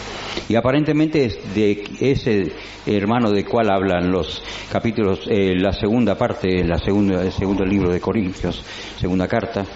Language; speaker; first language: Spanish; native; Spanish